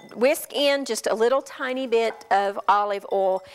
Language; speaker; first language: English; native; English